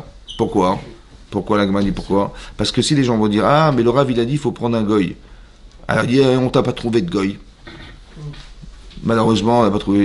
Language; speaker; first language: French; native; French